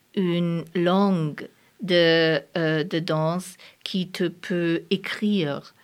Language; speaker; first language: French; non-native, learner; German